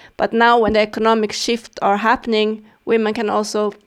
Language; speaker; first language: English; non-native, fluent; Swedish